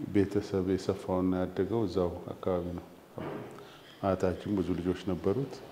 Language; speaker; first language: Amharic; non-native, local second language; Oromo